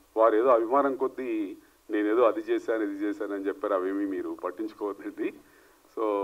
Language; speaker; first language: Telugu; native; Telugu